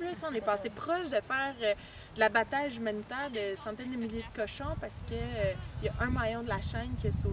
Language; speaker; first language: French; native; French